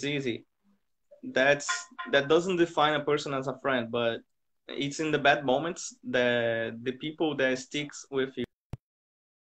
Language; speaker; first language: English; non-native, fluent; Portuguese